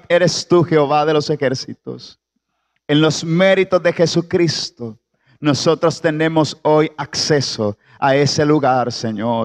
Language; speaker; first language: Spanish; native; Spanish